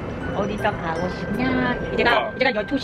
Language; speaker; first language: Korean; non-native, learner; Vietnamese